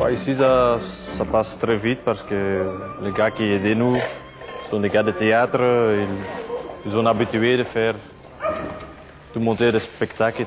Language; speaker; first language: French; non-native, local second language; Dutch